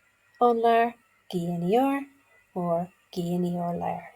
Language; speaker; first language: Turkish; non-native, learner; English